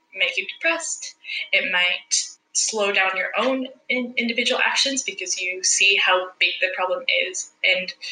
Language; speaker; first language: English; non-native, fluent; Spanish